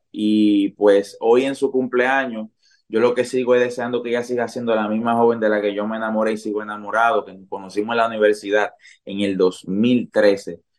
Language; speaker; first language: Spanish; native; Spanish